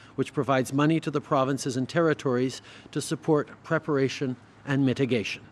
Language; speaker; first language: English; native; English